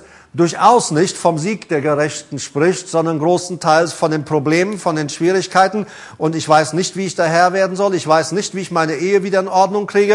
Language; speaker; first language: German; native; German